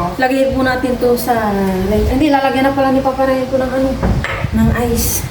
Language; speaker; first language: Filipino; non-native, local second language; Pangasinan